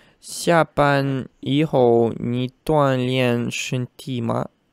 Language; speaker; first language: Chinese; non-native, learner; Russian